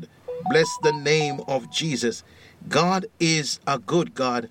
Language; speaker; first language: English; native; English